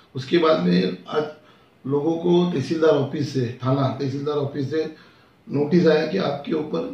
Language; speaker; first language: Hindi; non-native, local second language; Marathi